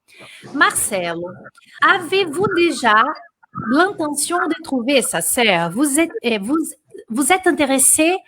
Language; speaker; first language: French; non-native, fluent; Portuguese